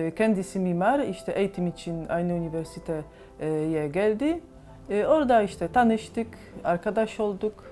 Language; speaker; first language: Turkish; non-native, fluent; Polish